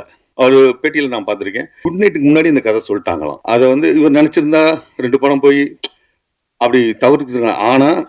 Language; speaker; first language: Tamil; native; Tamil